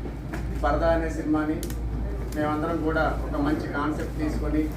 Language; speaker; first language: Telugu; native; Telugu